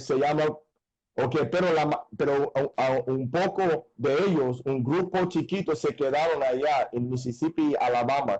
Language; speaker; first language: Spanish; non-native, fluent; English